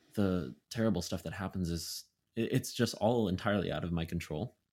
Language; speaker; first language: English; native; English